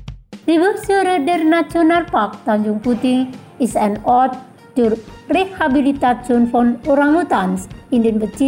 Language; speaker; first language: German; non-native, fluent; Indonesian